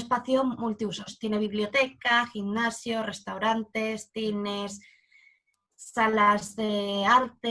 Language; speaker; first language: Spanish; native; Spanish